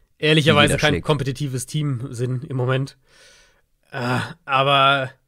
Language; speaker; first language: German; native; German